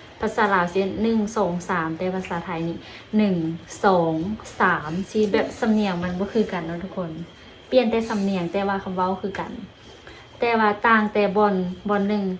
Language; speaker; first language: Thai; non-native, learner; Lao